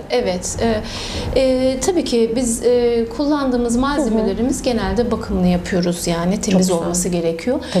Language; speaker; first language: Turkish; early bilingual, heritage; Turkish